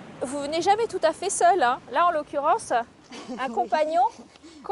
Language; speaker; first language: French; native; French